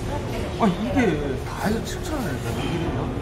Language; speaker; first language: Korean; native; Korean